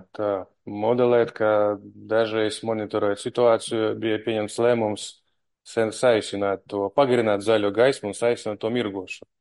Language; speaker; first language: Latvian; non-native, local second language; Russian